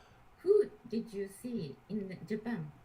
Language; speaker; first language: English; non-native, learner; Japanese